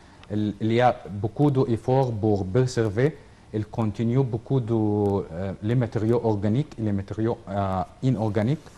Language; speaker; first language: French; non-native, learner; Arabic